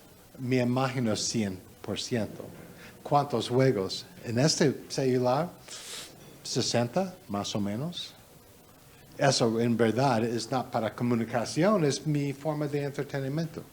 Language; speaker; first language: Spanish; non-native, learner; English